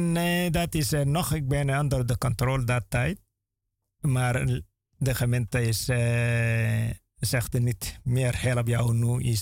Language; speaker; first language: Dutch; non-native, learner; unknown